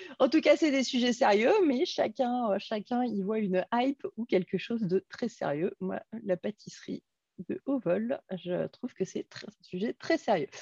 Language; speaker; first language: French; native; French